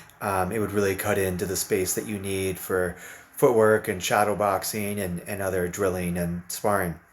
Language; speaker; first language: English; native; English